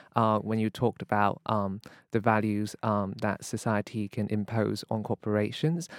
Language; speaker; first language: English; non-native, local second language; Cantonese